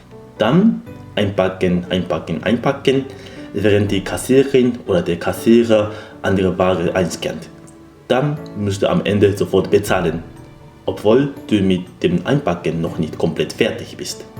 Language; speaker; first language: German; non-native, fluent; Japanese